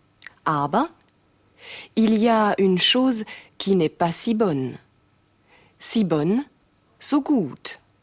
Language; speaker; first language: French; non-native, fluent; German